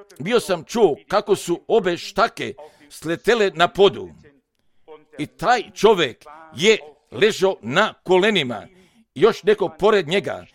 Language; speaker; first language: Serbian; native; Serbian